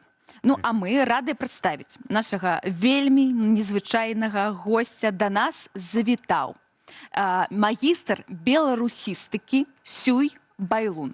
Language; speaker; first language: Belarusian; native; Belarusian